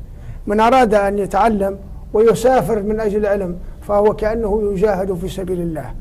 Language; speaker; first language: Arabic; native; Arabic